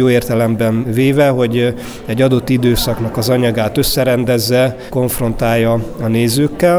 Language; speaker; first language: Hungarian; native; Hungarian